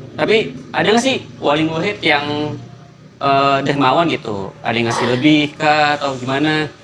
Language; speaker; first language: Indonesian; native; Indonesian